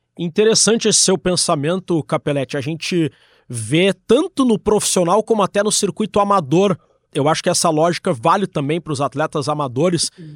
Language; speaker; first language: Portuguese; native; Portuguese